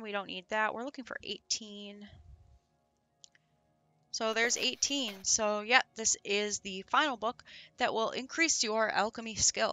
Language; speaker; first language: English; native; English